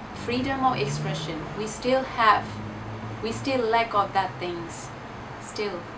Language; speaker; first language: English; non-native, learner; Burmese